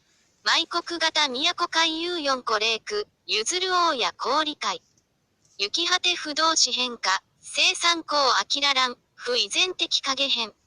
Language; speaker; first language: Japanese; non-native, fluent; Chinese